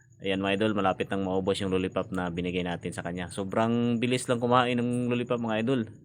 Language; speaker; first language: Filipino; non-native, local second language; Cebuano